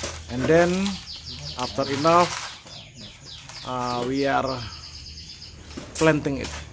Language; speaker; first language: English; non-native, learner; Indonesian